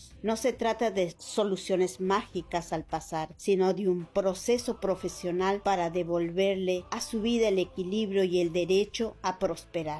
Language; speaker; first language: Spanish; native; Spanish